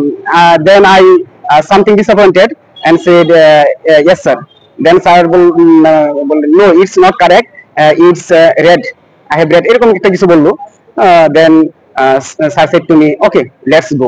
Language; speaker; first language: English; non-native, learner; Bangla